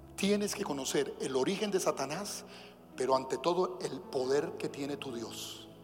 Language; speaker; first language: Spanish; native; Spanish